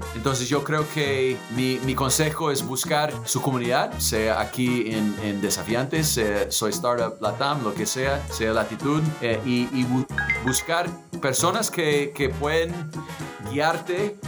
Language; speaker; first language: Spanish; non-native, fluent; English